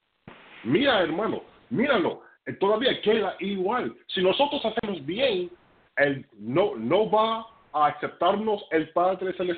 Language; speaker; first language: Spanish; non-native, fluent; English